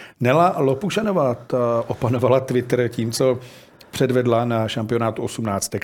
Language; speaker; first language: Czech; native; Czech